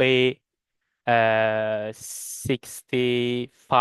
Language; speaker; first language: English; non-native, learner; Turkish